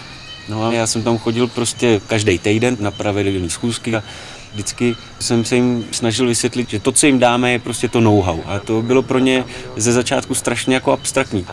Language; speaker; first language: Czech; native; Czech